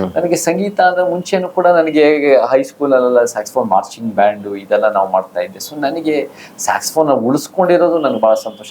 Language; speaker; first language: Kannada; early bilingual, heritage; Kannada